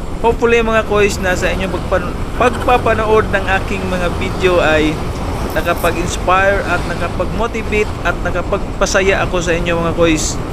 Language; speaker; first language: Filipino; non-native, local second language; Cebuano